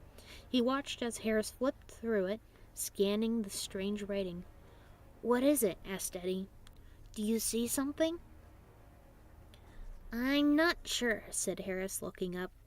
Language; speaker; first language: English; native; English